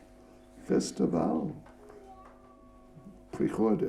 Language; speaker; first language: Russian; non-native, learner; English